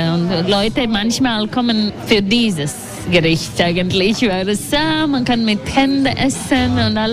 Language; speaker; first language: German; non-native, learner; Latvian